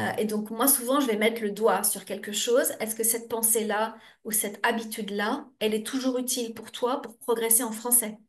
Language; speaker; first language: French; native; French